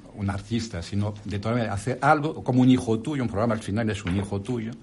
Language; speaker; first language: Spanish; non-native, fluent; French